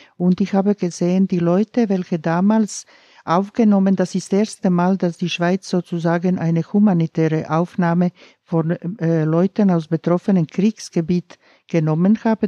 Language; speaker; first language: German; non-native, fluent; Croatian